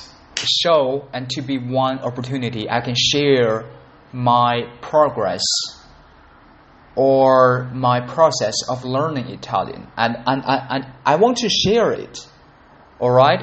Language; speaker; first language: English; non-native, learner; Chinese